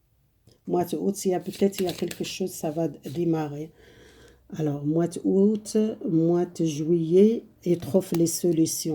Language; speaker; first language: French; non-native, fluent; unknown